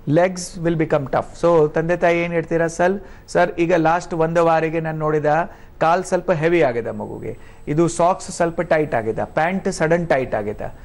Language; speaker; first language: Kannada; non-native, learner; Hindi